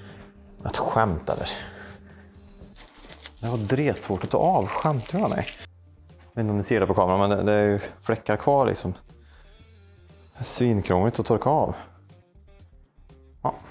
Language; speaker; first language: Swedish; native; Swedish